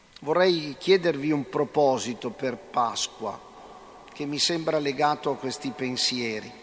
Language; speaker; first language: Italian; native; Italian